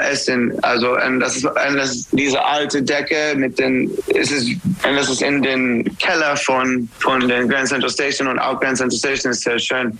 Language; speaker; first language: German; non-native, fluent; English